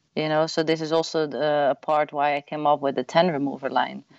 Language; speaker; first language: English; non-native, fluent; Dutch